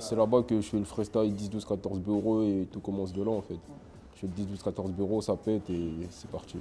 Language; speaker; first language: French; native; French